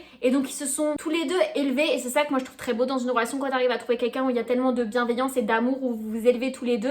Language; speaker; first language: French; native; French